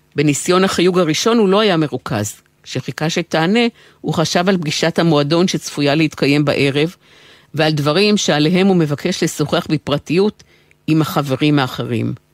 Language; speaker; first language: Hebrew; native; Hebrew